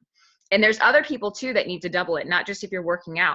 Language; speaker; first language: English; native; English